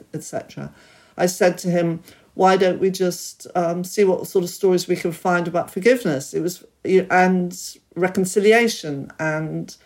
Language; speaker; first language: English; native; English